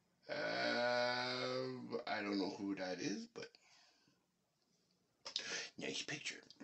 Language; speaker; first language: English; early bilingual, other home language; French